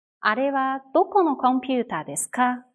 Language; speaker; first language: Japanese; non-native, fluent; Chinese